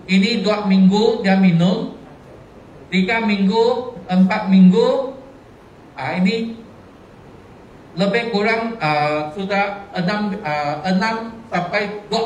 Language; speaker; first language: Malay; non-native, local second language; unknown